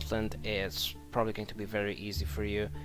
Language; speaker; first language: English; non-native, fluent; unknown